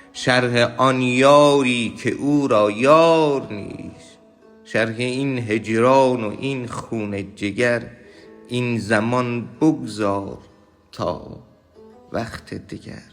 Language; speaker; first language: Persian; native; Persian